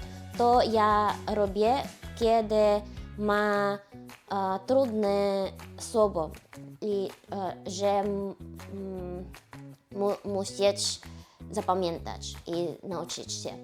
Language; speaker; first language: Polish; non-native, learner; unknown